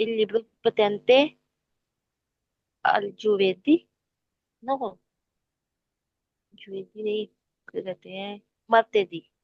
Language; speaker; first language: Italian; non-native, learner; Hindi